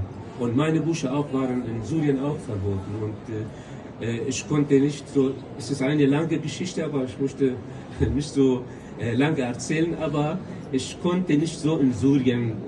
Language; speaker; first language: German; non-native, local second language; Kurdish